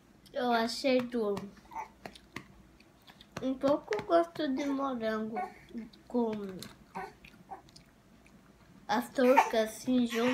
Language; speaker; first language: Portuguese; early bilingual, heritage; Portuguese